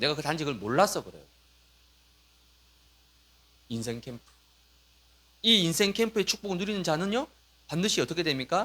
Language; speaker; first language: Korean; native; Korean